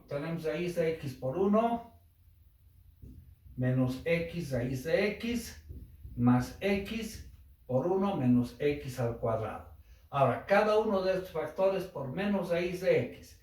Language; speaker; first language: Spanish; native; Spanish